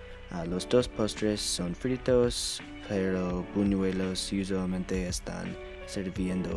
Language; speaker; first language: Spanish; non-native, learner; English